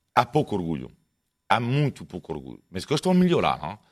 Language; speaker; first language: Portuguese; non-native, fluent; French